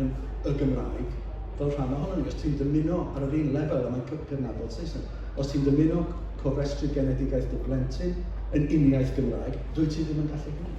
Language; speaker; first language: Welsh; native; Welsh